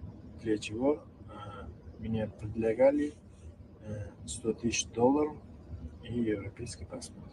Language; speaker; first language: Russian; non-native, learner; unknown